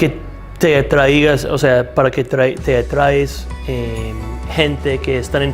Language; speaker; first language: Spanish; non-native, fluent; English